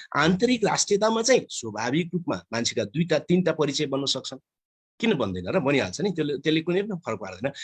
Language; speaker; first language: Nepali; native; Nepali